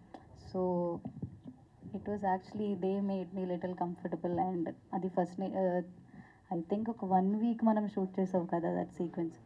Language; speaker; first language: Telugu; non-native, local second language; Malayalam